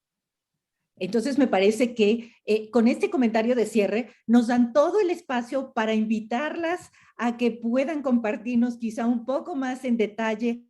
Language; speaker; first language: Spanish; native; Spanish